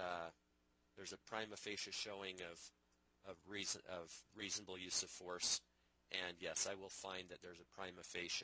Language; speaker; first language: English; native; English